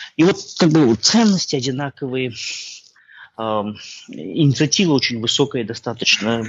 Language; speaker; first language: Russian; non-native, local second language; Kazakh